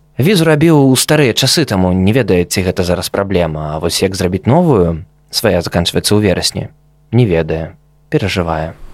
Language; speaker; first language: Belarusian; native; Belarusian